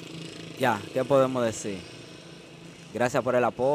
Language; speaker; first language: Spanish; native; Spanish